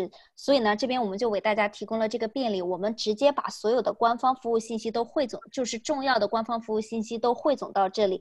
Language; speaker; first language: Chinese; native; Chinese